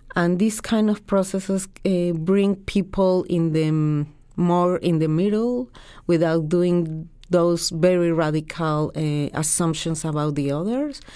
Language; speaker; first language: English; non-native, fluent; Spanish